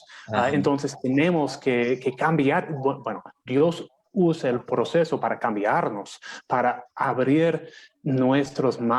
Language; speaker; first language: Spanish; non-native, fluent; English